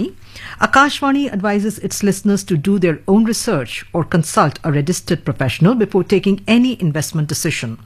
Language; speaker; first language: English; non-native, local second language; Hindi